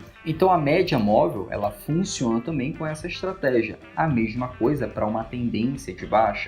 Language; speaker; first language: Portuguese; native; Portuguese